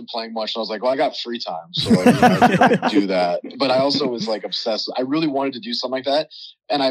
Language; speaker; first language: English; native; English